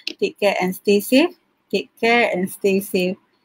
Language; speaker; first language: English; non-native, local second language; Malay